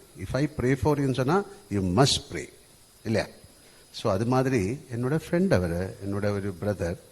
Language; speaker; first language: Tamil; non-native, learner; Malayalam